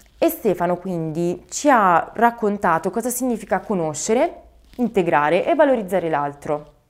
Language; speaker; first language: Italian; native; Italian